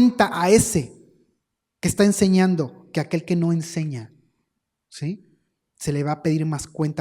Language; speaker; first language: Spanish; native; Spanish